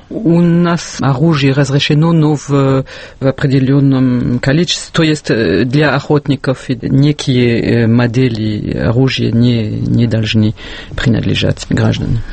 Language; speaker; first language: Russian; non-native, fluent; French